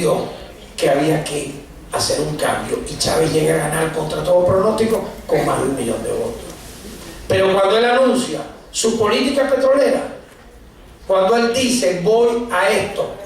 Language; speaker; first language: Spanish; native; Spanish